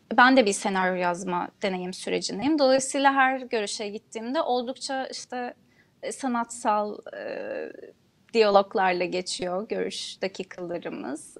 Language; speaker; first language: Turkish; non-native, local second language; Kurdish